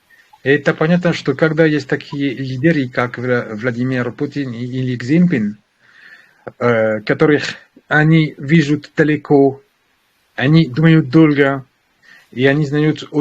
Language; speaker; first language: Russian; non-native, learner; French